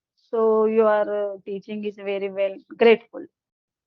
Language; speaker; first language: English; non-native, learner; Hindi